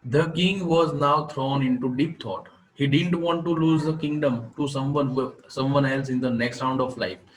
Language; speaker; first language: English; non-native, local second language; Gujarati